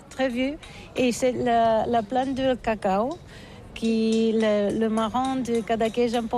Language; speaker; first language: French; non-native, learner; Catalan